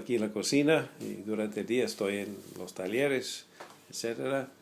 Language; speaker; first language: Spanish; non-native, fluent; English